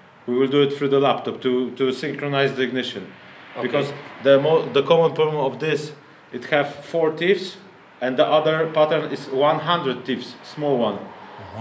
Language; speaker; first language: English; non-native, fluent; Polish